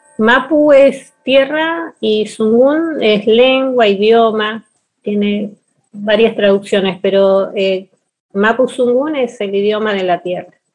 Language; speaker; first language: Spanish; native; Spanish